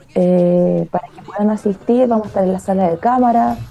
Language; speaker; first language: Spanish; native; Spanish